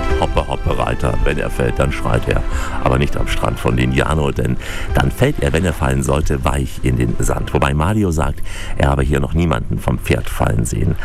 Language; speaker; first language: German; native; German